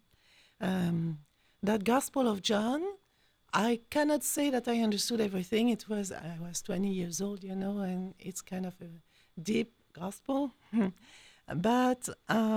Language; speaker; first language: English; non-native, fluent; French